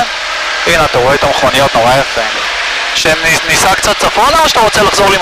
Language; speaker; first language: Hebrew; native; Hebrew